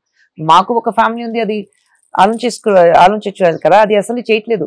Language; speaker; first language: Telugu; non-native, fluent; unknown